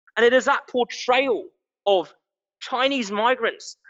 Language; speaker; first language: English; non-native, local second language; Cantonese